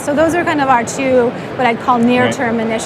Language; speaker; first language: English; native; English